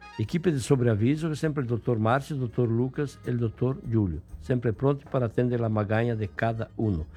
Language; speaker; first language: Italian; early bilingual, heritage; Venetian